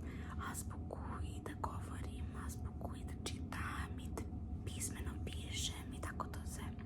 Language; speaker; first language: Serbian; early bilingual, heritage; Serbian